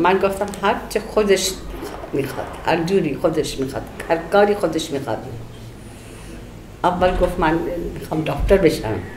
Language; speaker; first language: Persian; early bilingual, heritage; Persian